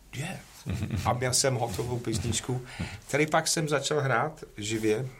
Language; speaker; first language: Czech; non-native, learner; English